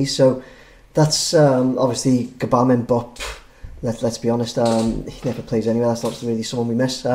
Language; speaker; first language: English; native; English